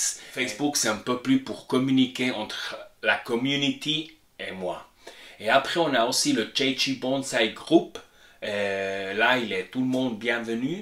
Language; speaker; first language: French; non-native, fluent; Spanish